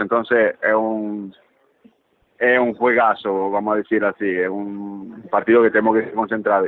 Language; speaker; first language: Spanish; early bilingual, heritage; Italian